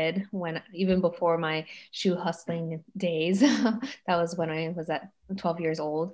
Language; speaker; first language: English; native; English